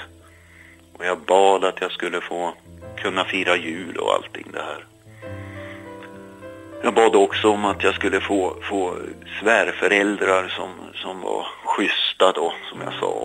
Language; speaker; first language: Swedish; native; Swedish